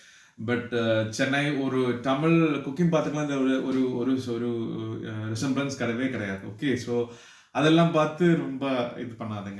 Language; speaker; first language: Tamil; non-native, learner; Malayalam